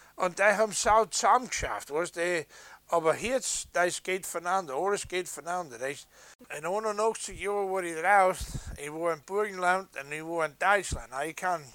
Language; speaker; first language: German; early bilingual, heritage; English